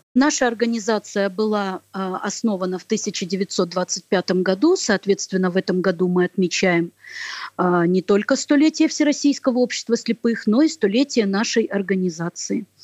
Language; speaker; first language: Russian; native; Russian